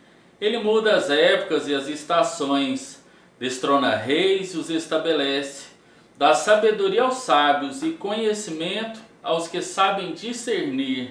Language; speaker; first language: Portuguese; native; Portuguese